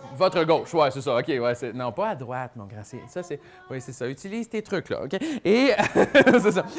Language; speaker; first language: French; native; French